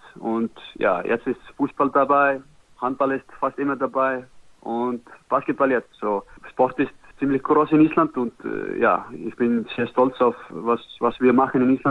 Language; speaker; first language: German; non-native, learner; Icelandic